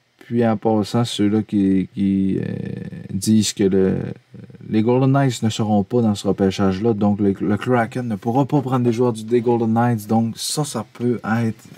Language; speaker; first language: French; native; French